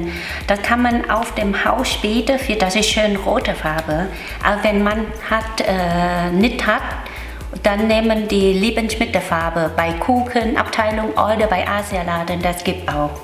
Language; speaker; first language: German; non-native, learner; Vietnamese